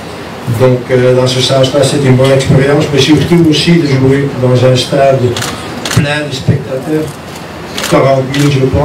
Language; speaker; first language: French; non-native, fluent; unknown